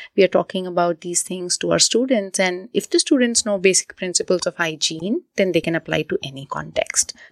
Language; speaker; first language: English; non-native, local second language; Hindi